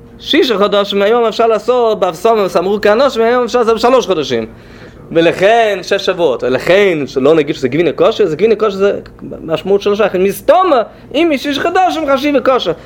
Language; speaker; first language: Hebrew; non-native, fluent; English